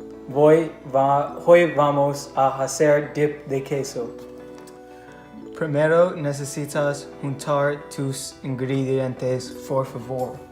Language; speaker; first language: Spanish; non-native, learner; English